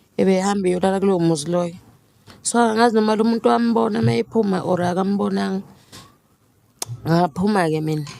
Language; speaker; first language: Zulu; native; Zulu